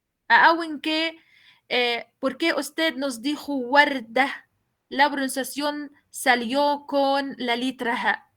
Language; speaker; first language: Spanish; non-native, fluent; Arabic